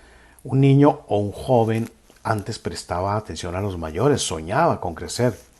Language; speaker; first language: Spanish; native; Spanish